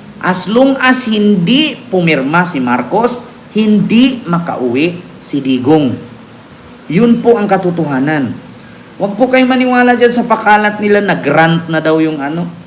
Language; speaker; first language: Filipino; non-native, local second language; Cebuano